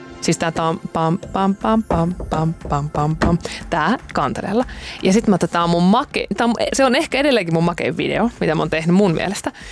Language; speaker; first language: Finnish; native; Finnish